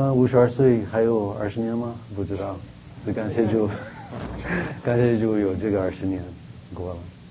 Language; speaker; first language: Chinese; non-native, fluent; English